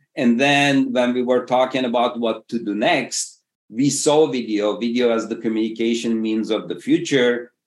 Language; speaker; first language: English; non-native, fluent; Turkish